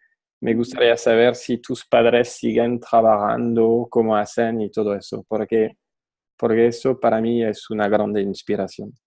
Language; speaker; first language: Spanish; non-native, fluent; French